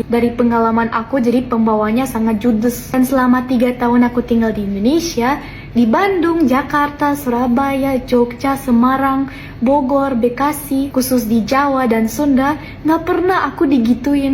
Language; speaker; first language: Indonesian; non-native, fluent; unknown